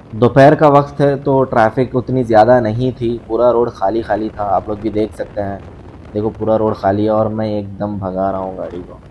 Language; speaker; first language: Hindi; non-native, local second language; Urdu